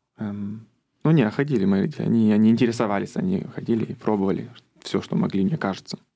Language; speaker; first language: Russian; early bilingual, heritage; Russian